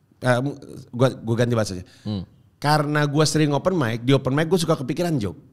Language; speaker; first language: Indonesian; native; Indonesian